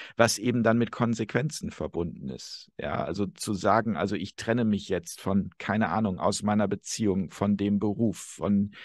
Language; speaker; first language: German; native; German